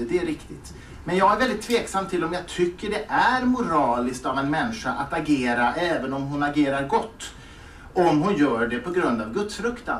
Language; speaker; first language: Swedish; native; Swedish